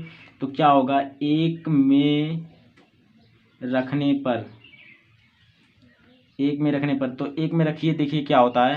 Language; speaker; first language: Hindi; native; Hindi